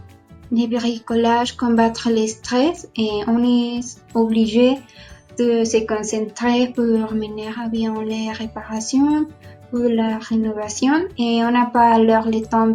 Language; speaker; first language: French; non-native, learner; Spanish